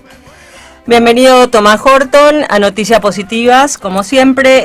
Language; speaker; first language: Spanish; native; Spanish